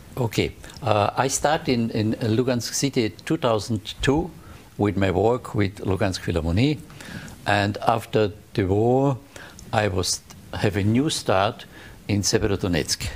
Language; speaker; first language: English; non-native, learner; German